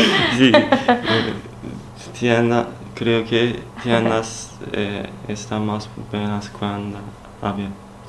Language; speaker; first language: Spanish; non-native, learner; Turkish